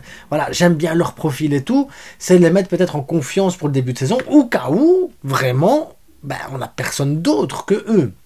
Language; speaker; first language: French; native; French